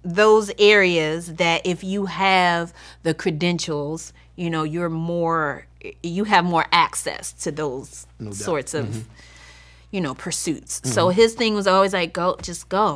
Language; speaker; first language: English; native; English